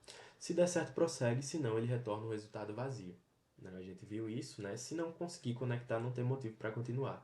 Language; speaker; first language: Portuguese; native; Portuguese